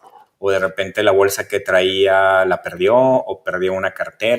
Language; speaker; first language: Spanish; native; Spanish